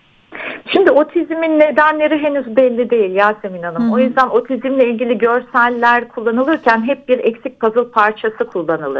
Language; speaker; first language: Turkish; native; Turkish